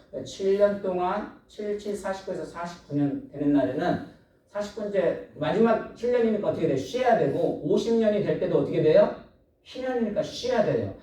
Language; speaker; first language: Korean; native; Korean